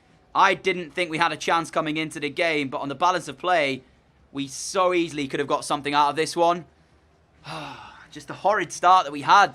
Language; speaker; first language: English; native; English